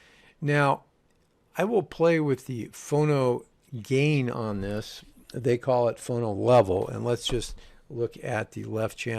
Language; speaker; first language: English; native; English